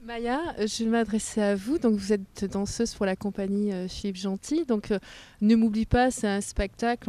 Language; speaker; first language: French; native; French